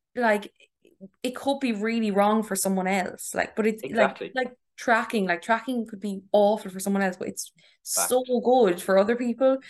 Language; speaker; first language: English; native; English